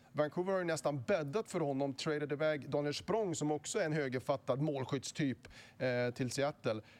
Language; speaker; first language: Swedish; native; Swedish